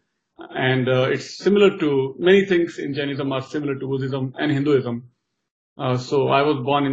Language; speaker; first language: English; non-native, local second language; Hindi